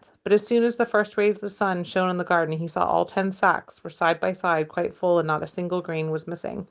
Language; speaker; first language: English; native; English